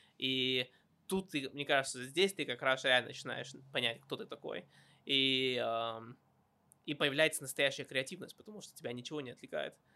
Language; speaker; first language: Russian; early bilingual, heritage; Russian